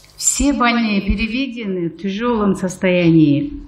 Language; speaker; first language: Russian; non-native, local second language; Kyrgyz